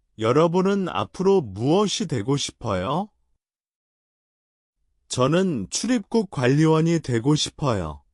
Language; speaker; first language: Korean; non-native, learner; Chinese